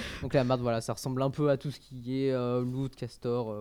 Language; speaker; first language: French; native; French